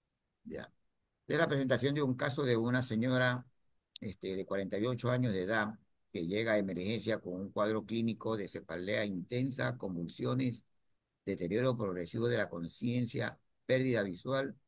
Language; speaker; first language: Spanish; native; Spanish